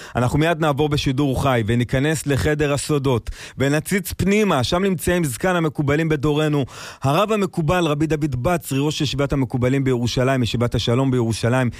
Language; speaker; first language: Hebrew; native; Hebrew